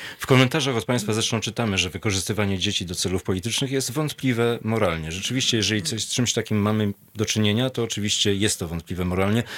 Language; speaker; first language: Polish; native; Polish